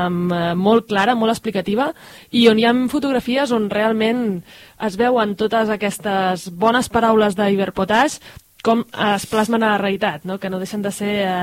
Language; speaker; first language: Catalan; native; Catalan